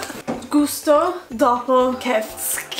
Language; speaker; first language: Italian; non-native, fluent; English